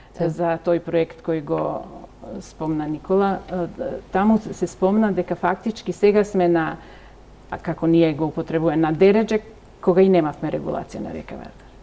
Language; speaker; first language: Macedonian; native; Macedonian